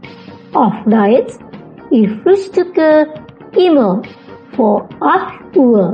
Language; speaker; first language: German; non-native, fluent; Indonesian